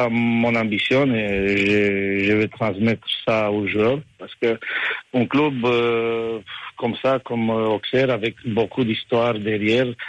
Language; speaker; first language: French; non-native, fluent; Romanian